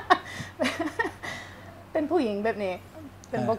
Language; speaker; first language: Thai; non-native, fluent; English